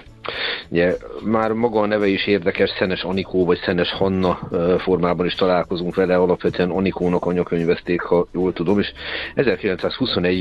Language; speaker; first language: Hungarian; native; Hungarian